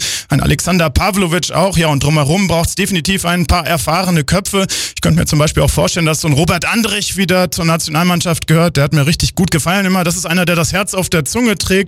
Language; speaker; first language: German; native; German